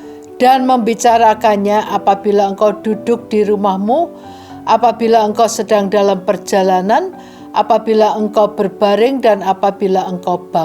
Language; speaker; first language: Indonesian; native; Indonesian